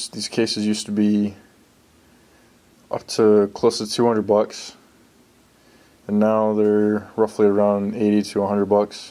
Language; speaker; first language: English; native; English